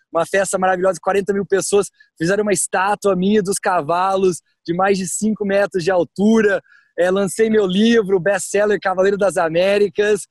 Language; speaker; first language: Portuguese; early bilingual, heritage; Portuguese